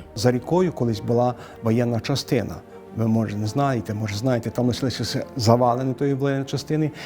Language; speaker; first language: Ukrainian; native; Ukrainian